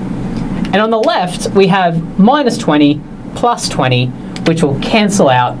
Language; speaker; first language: English; native; English